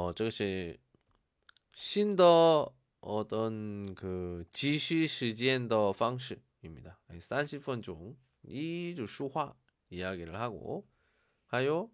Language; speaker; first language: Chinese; non-native, learner; Korean